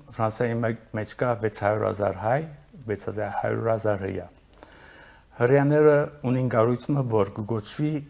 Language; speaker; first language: Armenian; early bilingual, heritage; Armenian